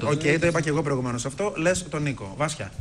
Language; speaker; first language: Greek; native; Greek